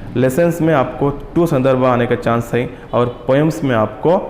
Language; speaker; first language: Hindi; non-native, local second language; Kannada